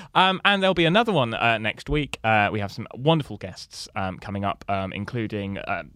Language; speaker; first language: English; native; English